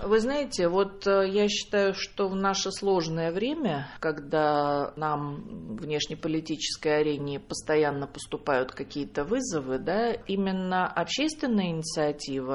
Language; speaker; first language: Russian; native; Russian